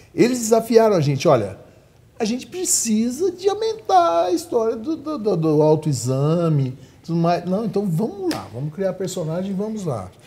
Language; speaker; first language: Portuguese; native; Portuguese